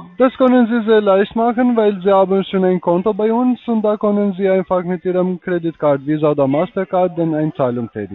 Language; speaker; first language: German; non-native, learner; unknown